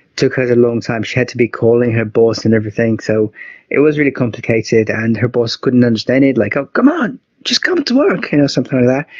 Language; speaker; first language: English; non-native, fluent; Portuguese